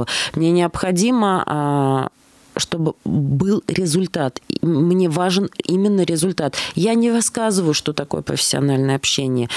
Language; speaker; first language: Russian; native; Russian